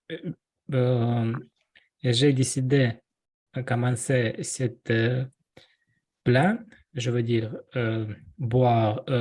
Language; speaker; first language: French; non-native, learner; Russian